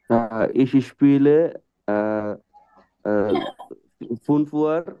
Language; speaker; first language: German; non-native, learner; Bangla